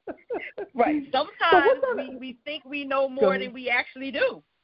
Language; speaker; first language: English; native; English